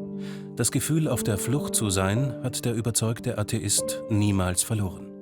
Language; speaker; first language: German; native; German